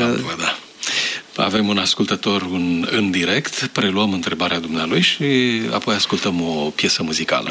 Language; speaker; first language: Romanian; native; Romanian